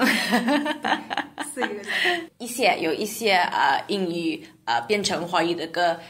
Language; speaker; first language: Chinese; non-native, learner; English